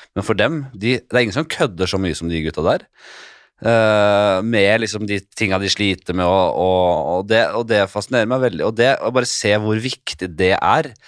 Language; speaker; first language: Norwegian; native; Norwegian